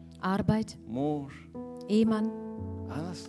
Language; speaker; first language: German; non-native, learner; Russian